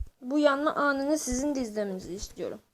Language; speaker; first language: Turkish; native; Turkish